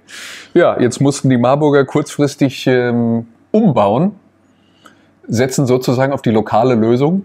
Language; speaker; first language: German; native; German